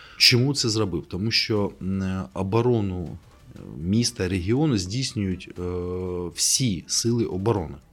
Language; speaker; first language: Ukrainian; native; Ukrainian